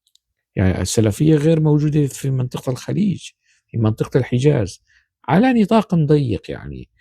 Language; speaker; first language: Arabic; non-native, local second language; Kurdish